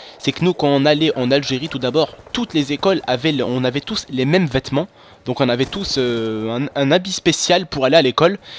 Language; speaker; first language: French; non-native, local second language; Arabic